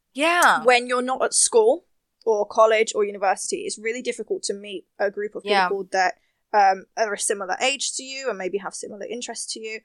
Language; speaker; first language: English; native; English